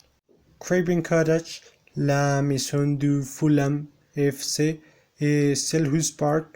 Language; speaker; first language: French; non-native, learner; Spanish